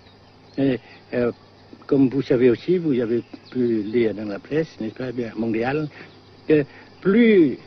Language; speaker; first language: French; non-native, fluent; Vietnamese